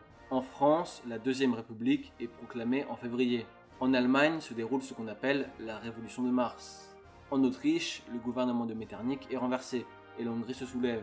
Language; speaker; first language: French; native; French